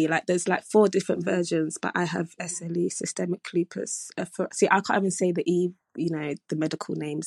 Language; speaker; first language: English; native; English